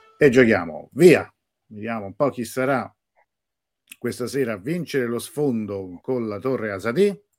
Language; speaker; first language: Italian; native; Italian